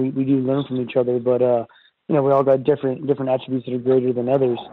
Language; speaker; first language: English; native; English